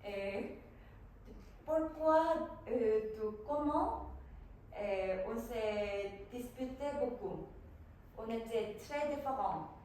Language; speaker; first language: French; non-native, learner; Korean